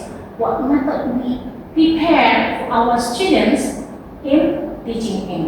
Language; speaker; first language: English; non-native, learner; Indonesian